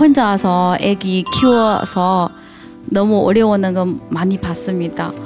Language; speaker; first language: Korean; non-native, learner; Chinese